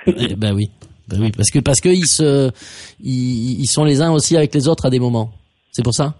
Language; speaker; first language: French; native; French